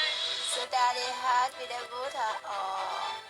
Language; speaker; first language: Indonesian; non-native, learner; Vietnamese